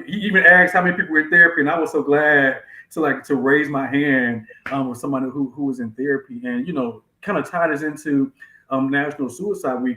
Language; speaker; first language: English; native; English